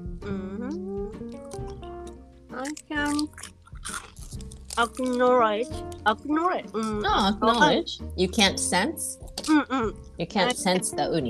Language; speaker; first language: English; non-native, fluent; Japanese